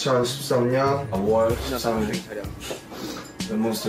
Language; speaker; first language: Korean; native; Korean